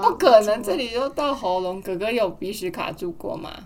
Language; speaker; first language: Chinese; native; Chinese